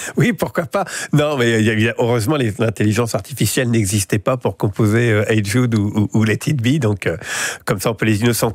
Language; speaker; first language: French; native; French